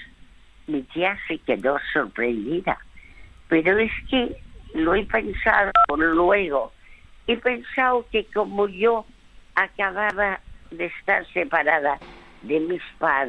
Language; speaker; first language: Spanish; early bilingual, other home language; French